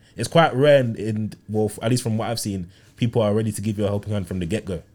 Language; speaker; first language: English; early bilingual, other home language; Yoruba